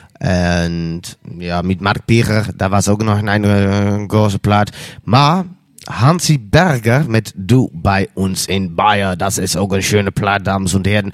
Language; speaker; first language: German; non-native, learner; Dutch